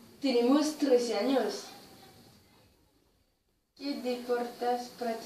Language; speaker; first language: Spanish; non-native, learner; French